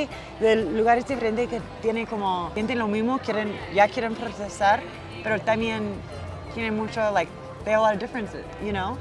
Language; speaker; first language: Spanish; non-native, fluent; English